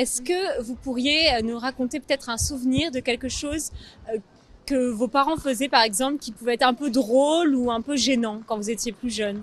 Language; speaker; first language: French; native; French